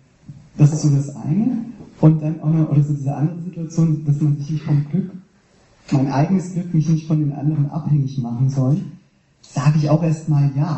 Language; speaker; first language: German; native; German